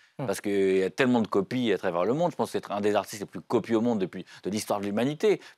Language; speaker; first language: French; native; French